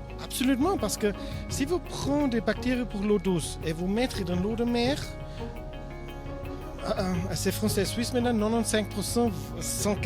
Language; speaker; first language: French; non-native, learner; German